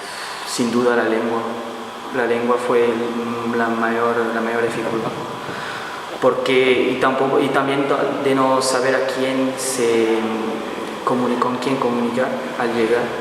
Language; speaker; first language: Spanish; non-native, learner; Portuguese